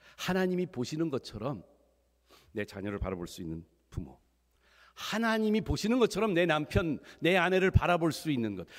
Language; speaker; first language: Korean; early bilingual, heritage; Korean